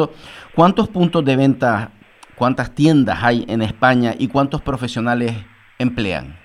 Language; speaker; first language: Spanish; native; Spanish